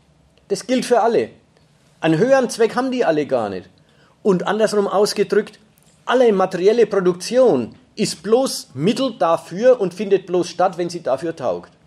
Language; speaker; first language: German; native; German